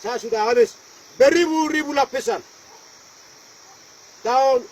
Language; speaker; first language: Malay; non-native, local second language; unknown